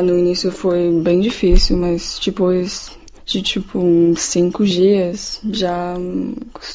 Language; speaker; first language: Portuguese; non-native, fluent; Chinese